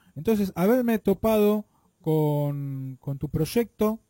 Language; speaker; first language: Spanish; native; Spanish